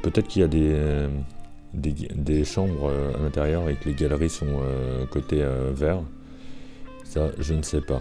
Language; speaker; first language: French; native; French